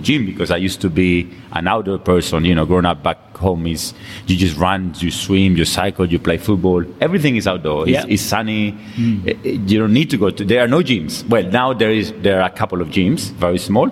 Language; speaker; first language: English; non-native, fluent; Spanish